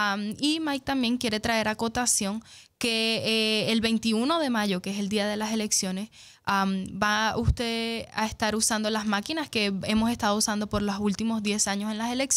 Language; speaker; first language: Spanish; native; Spanish